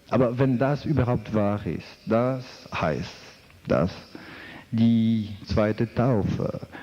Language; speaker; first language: German; non-native, fluent; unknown